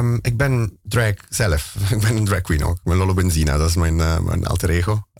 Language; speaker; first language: Dutch; non-native, fluent; Italian